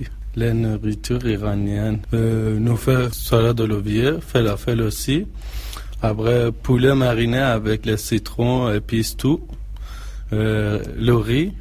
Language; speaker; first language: French; non-native, learner; Persian